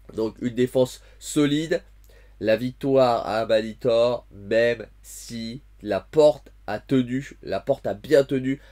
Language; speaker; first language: French; native; French